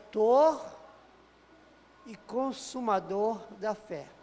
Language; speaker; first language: Portuguese; native; Portuguese